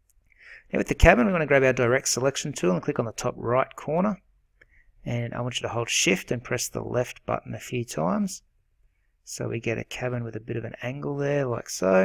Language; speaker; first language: English; native; English